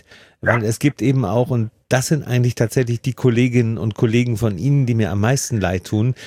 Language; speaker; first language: German; native; German